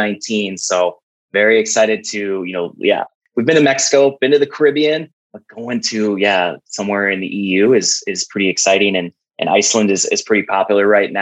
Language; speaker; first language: English; native; English